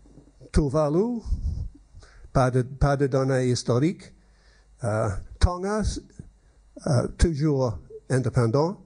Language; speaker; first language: French; non-native, learner; English